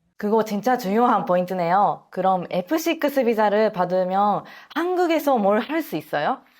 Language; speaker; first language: Korean; non-native, fluent; Japanese